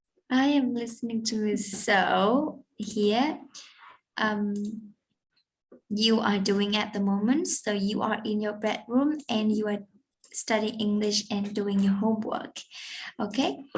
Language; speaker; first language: English; non-native, fluent; Vietnamese